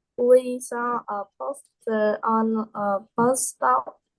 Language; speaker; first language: English; non-native, learner; Vietnamese